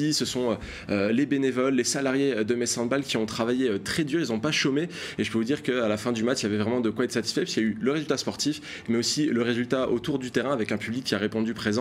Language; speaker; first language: French; native; French